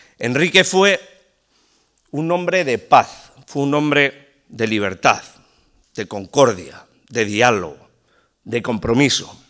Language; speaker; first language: Spanish; native; Spanish